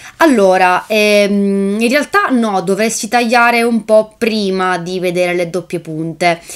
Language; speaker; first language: Italian; native; Italian